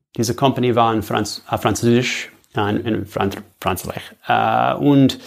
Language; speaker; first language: German; non-native, learner; English